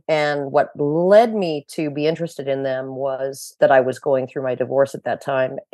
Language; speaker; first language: English; native; English